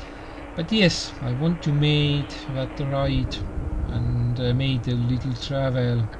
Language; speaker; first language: English; non-native, learner; Estonian